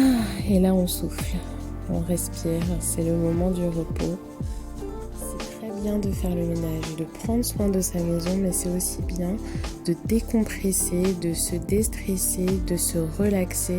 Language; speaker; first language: French; native; French